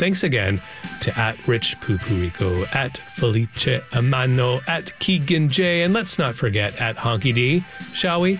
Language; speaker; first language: English; native; English